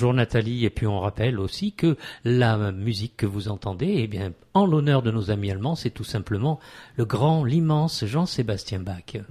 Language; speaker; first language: French; native; French